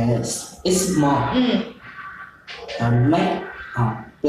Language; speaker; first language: English; non-native, learner; Vietnamese